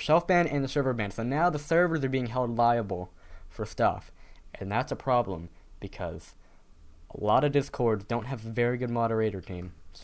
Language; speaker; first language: English; native; English